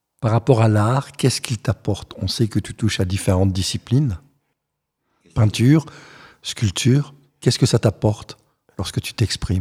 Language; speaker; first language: French; native; French